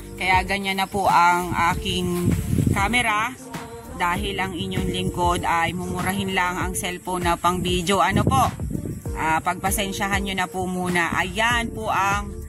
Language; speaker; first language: Filipino; non-native, local second language; Bikol